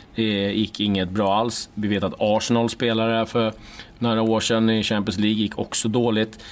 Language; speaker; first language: Swedish; native; Swedish